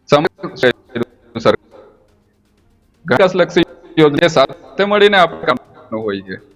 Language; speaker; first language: Gujarati; non-native, local second language; Vasavi